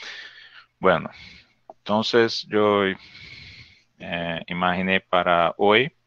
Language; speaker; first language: Spanish; non-native, learner; Portuguese